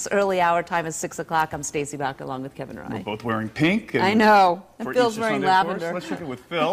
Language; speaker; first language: English; native; English